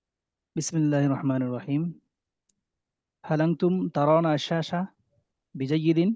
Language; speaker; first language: Arabic; non-native, fluent; Bangla